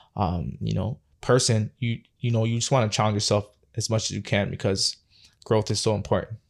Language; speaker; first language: English; native; English